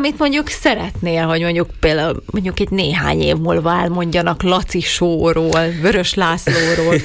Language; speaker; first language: Hungarian; native; Hungarian